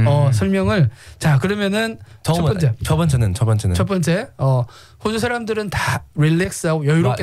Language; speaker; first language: Korean; native; Korean